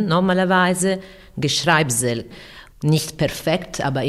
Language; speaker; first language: German; non-native, fluent; Italian